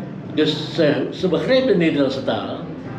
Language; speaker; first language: Dutch; early bilingual, heritage; Dutch